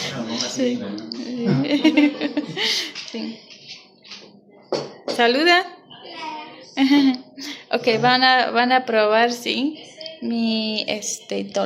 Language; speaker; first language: Spanish; non-native, learner; Armenian